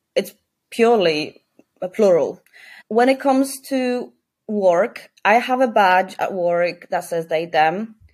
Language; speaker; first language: English; non-native, fluent; Polish